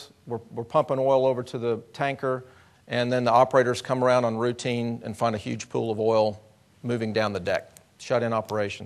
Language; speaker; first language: English; native; English